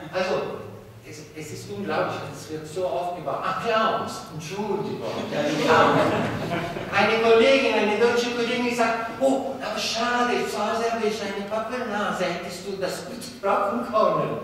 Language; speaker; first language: German; non-native, fluent; Italian